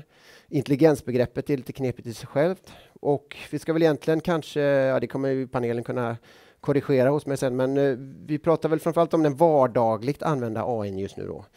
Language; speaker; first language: Swedish; native; Swedish